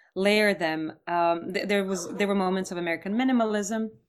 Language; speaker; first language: English; non-native, fluent; Serbian